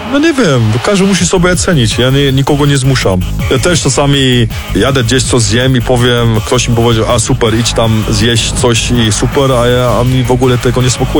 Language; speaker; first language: Polish; early bilingual, heritage; Polish